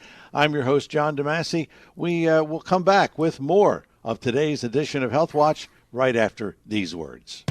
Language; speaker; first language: English; native; English